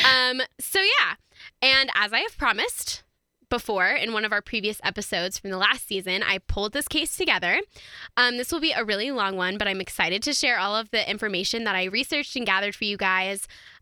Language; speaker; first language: English; native; English